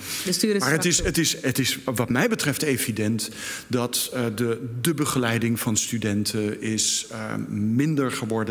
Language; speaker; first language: Dutch; native; Dutch